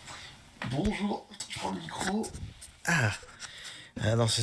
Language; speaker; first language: French; native; French